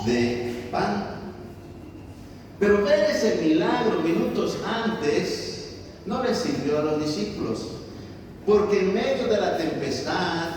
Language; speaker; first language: Spanish; native; Spanish